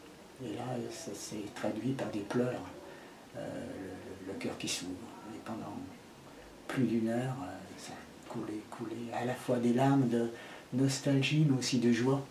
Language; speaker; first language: French; native; French